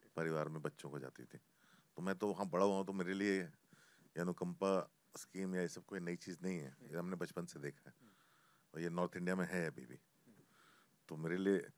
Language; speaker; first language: Hindi; native; Hindi